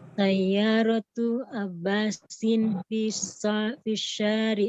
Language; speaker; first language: Arabic; non-native, learner; Indonesian